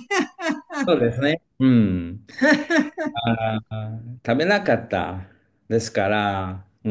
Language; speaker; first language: Japanese; non-native, learner; French